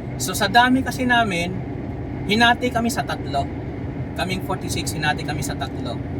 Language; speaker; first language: Filipino; non-native, local second language; Cebuano